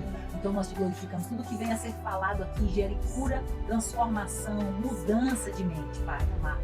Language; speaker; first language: Portuguese; native; Portuguese